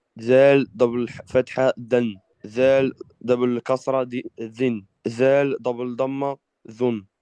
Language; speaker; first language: Arabic; non-native, learner; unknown